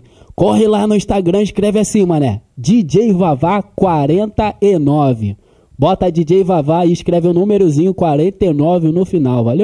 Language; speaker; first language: Portuguese; native; Portuguese